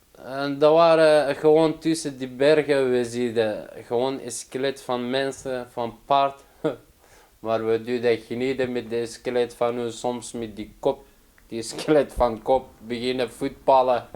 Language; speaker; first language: Dutch; non-native, learner; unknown